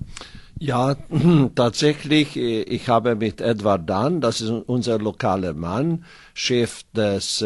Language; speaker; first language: German; non-native, fluent; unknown